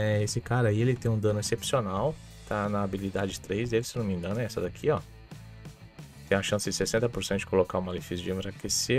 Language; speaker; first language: Portuguese; native; Portuguese